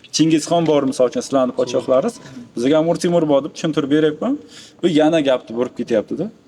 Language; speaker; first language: Uzbek; native; Uzbek